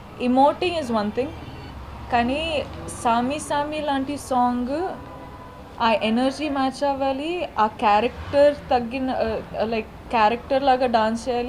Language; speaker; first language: Telugu; non-native, local second language; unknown